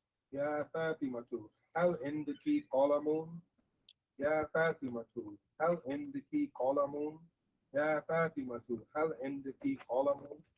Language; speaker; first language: Arabic; non-native, learner; English